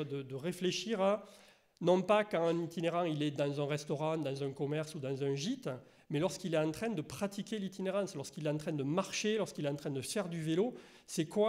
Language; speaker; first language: French; native; French